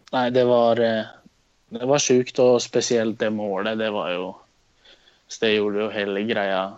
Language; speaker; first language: Norwegian; native; Norwegian